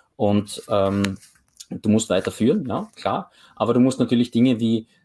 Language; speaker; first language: German; native; German